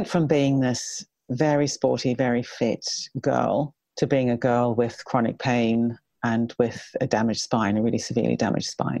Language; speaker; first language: English; native; English